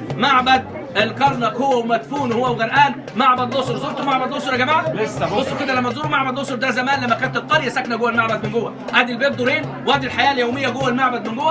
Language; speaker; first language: Arabic; native; Arabic